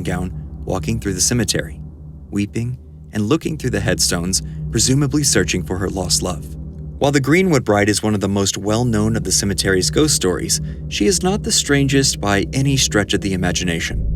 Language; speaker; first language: English; native; English